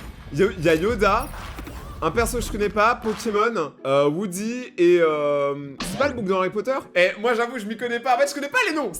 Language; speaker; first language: French; native; French